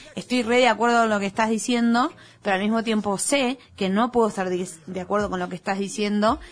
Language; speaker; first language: Spanish; native; Spanish